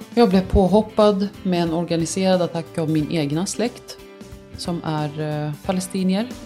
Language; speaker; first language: Swedish; early bilingual, other home language; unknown